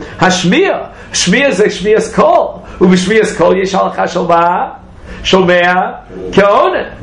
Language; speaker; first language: Hebrew; non-native, fluent; English